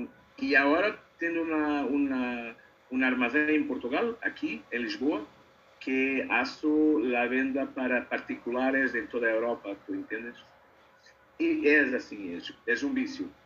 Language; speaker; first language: Spanish; non-native, learner; Portuguese